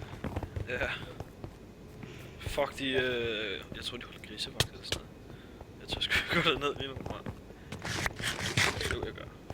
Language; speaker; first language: Danish; native; Danish